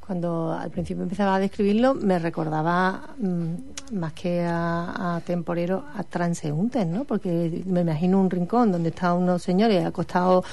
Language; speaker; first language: Spanish; native; Spanish